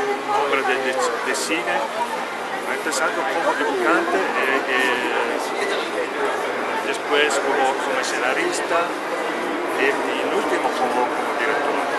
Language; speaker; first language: Spanish; non-native, learner; Italian